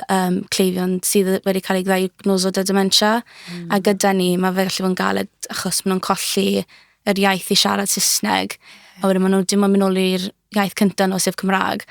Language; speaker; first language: Welsh; native; Welsh